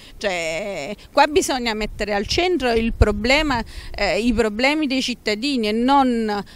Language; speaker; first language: Italian; native; Italian